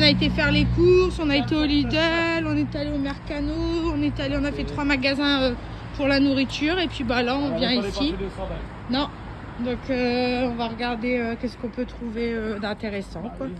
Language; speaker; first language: French; native; French